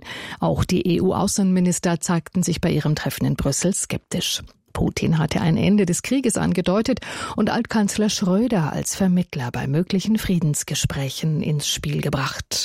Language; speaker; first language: German; native; German